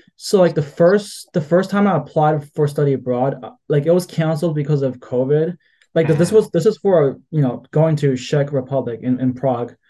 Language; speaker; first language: English; native; English